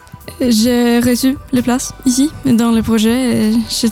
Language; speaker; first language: French; non-native, learner; Swedish